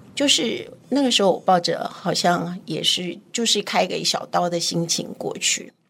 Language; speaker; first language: Chinese; native; Chinese